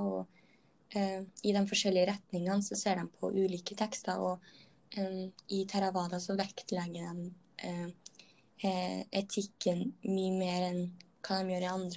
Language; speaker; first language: Norwegian; native; Norwegian